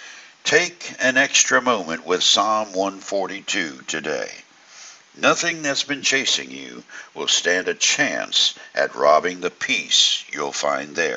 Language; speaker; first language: English; native; English